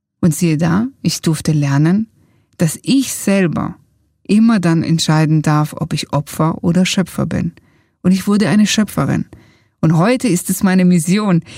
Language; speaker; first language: German; early bilingual, other home language; Italian